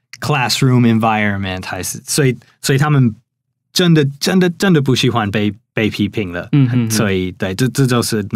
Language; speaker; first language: Chinese; non-native, fluent; English